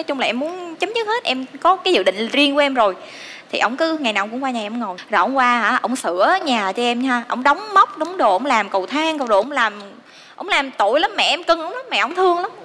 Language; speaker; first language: Vietnamese; native; Vietnamese